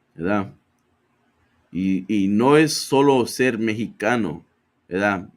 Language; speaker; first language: Spanish; early bilingual, other home language; English